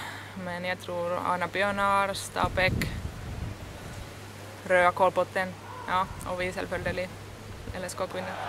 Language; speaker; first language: Norwegian; non-native, fluent; Finnish